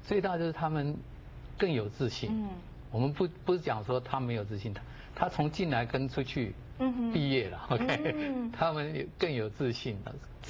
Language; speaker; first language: Chinese; native; Chinese